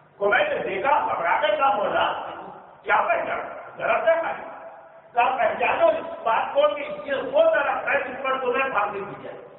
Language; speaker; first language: Urdu; native; Urdu